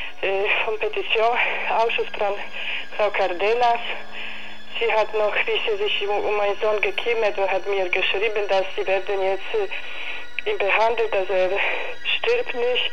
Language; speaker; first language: German; non-native, learner; Polish